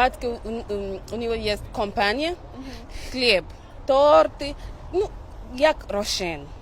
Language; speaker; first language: Ukrainian; non-native, learner; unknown